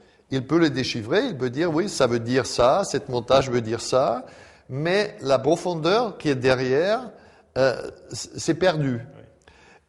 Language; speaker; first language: French; non-native, fluent; German